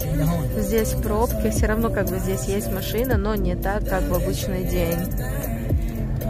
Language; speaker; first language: Russian; native; Russian